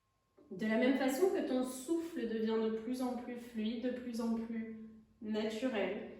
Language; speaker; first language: French; native; French